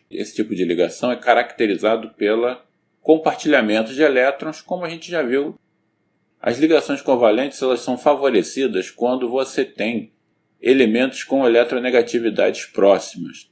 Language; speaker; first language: Portuguese; native; Portuguese